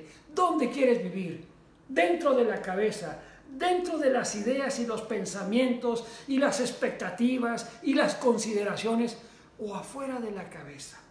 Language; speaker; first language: Spanish; native; Spanish